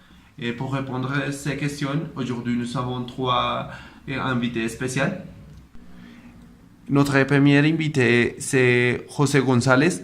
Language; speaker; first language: French; non-native, learner; Spanish